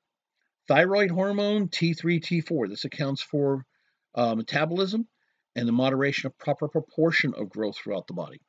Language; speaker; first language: English; native; English